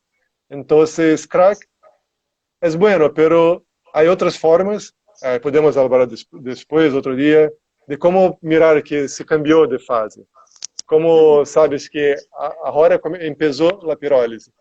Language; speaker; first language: Spanish; non-native, learner; Portuguese